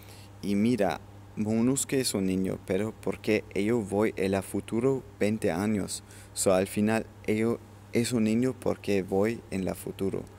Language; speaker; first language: Spanish; non-native, learner; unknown